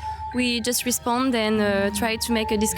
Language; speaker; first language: English; non-native, learner; French